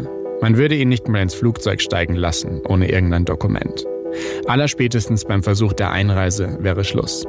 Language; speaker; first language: German; native; German